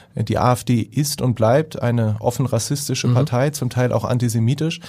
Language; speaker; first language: German; native; German